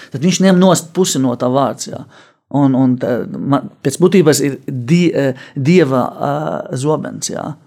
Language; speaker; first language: Latvian; non-native, fluent; Arabic